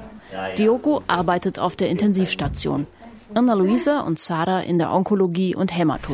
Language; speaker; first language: German; native; German